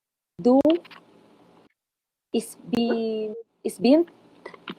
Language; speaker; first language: German; non-native, learner; Filipino